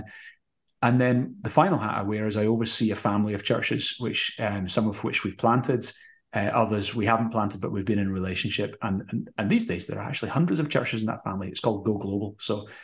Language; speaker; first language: English; native; English